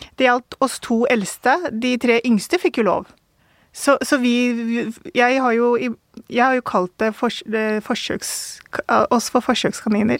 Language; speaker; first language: Norwegian; early bilingual, other home language; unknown